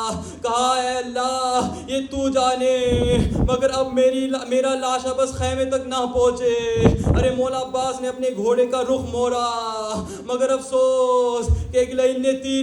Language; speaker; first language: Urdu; early bilingual, heritage; Urdu